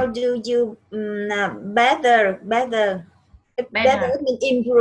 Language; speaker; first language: English; non-native, learner; Vietnamese